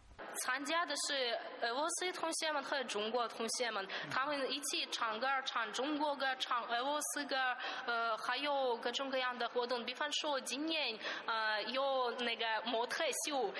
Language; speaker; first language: Chinese; non-native, fluent; Russian